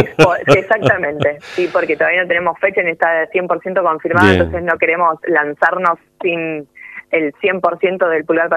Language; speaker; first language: Spanish; native; Spanish